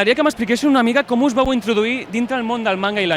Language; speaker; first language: Catalan; native; Catalan